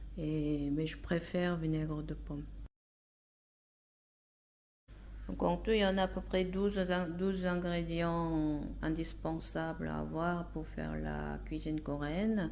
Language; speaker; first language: French; non-native, fluent; Korean